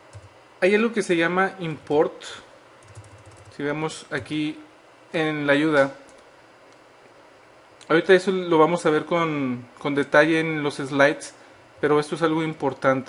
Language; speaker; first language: Spanish; native; Spanish